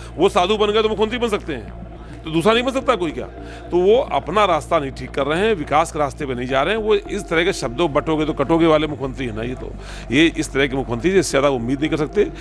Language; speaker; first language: Hindi; native; Hindi